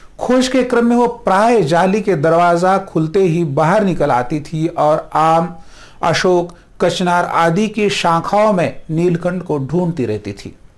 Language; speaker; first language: Hindi; non-native, local second language; Marathi